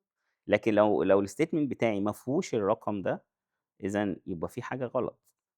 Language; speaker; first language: Arabic; native; Arabic